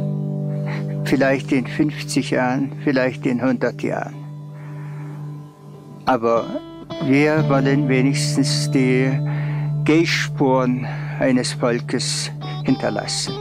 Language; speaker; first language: German; non-native, fluent; Tuvinian